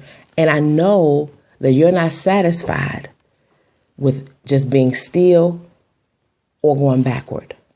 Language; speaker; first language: English; native; English